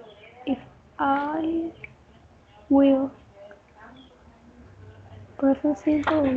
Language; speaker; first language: English; non-native, learner; Spanish